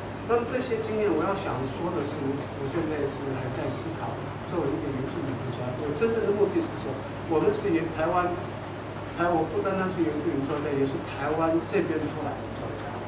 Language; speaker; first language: Chinese; non-native, local second language; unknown